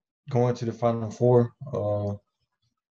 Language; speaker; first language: English; non-native, fluent; French